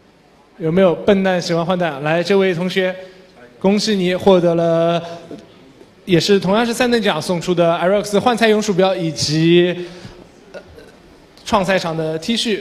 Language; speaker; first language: Chinese; native; Chinese